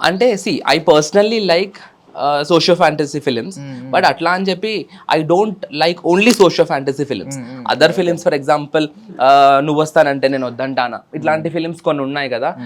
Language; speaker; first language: Telugu; native; Telugu